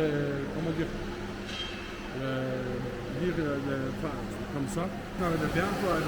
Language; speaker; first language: French; non-native, learner; Mongolian